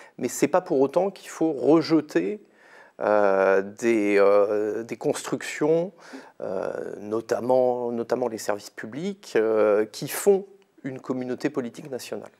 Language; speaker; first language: French; native; French